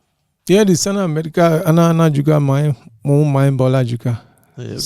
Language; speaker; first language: Indonesian; non-native, fluent; English